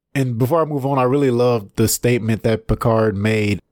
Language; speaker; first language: English; native; English